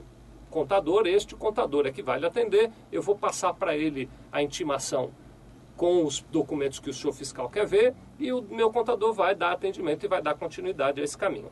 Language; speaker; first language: Portuguese; native; Portuguese